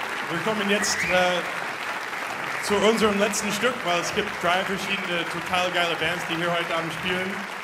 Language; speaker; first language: German; non-native, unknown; English